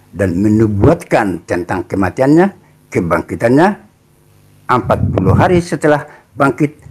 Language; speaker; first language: Indonesian; native; Indonesian